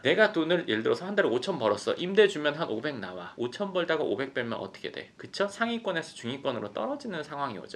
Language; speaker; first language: Korean; native; Korean